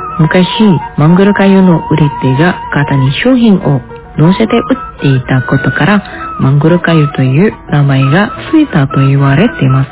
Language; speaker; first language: Japanese; non-native, fluent; Indonesian